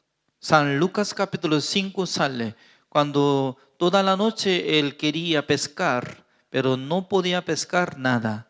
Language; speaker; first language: Spanish; non-native, fluent; Korean